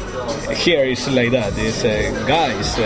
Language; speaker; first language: English; non-native, learner; Spanish